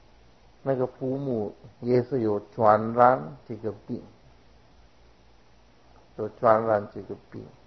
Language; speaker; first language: Chinese; non-native, fluent; Sinhala